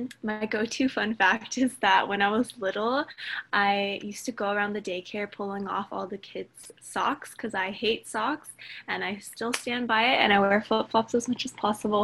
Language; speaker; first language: English; native; English